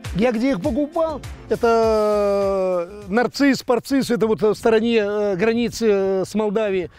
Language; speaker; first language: Russian; non-native, local second language; Crimean Tatar